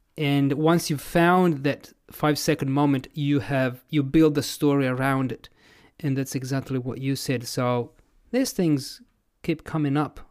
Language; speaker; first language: English; non-native, fluent; Italian